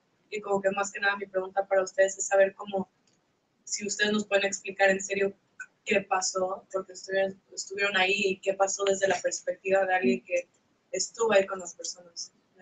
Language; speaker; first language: Spanish; native; Spanish